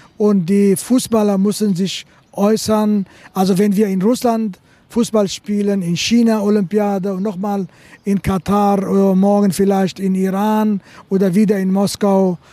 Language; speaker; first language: German; non-native, fluent; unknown